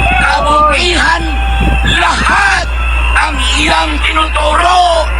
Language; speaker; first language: Filipino; non-native, local second language; Hiligaynon